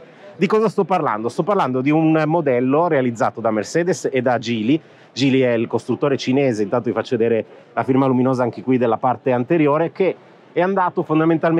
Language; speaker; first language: Italian; native; Italian